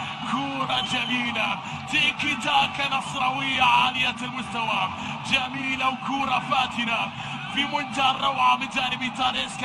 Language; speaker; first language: Arabic; native; Arabic